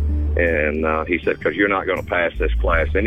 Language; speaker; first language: English; native; English